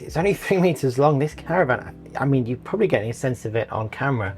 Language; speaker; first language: English; native; English